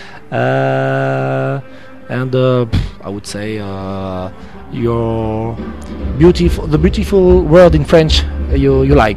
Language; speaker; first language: English; non-native, learner; French